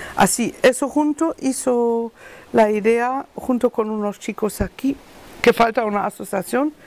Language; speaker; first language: Spanish; non-native, learner; German